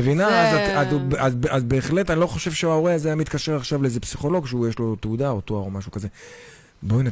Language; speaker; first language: Hebrew; native; Hebrew